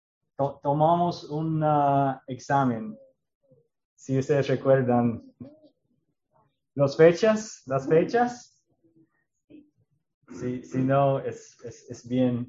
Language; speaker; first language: Spanish; non-native, learner; English